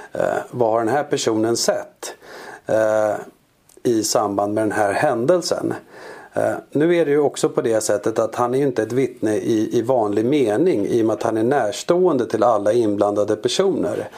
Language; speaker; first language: Swedish; native; Swedish